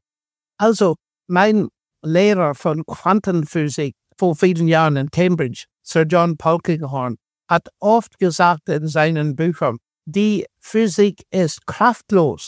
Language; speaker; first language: German; non-native, fluent; English